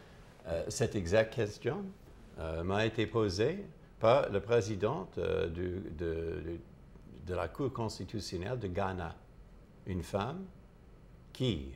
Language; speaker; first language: French; non-native, fluent; English